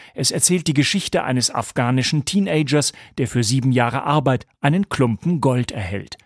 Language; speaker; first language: German; native; German